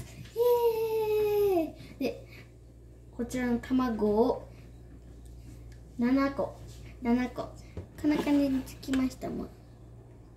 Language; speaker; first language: Japanese; non-native, fluent; Cebuano